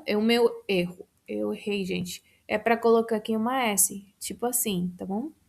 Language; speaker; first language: Portuguese; non-native, fluent; Spanish